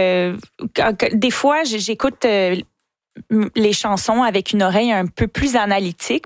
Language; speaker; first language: French; native; French